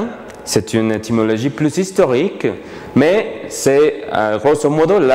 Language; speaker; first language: French; non-native, fluent; Spanish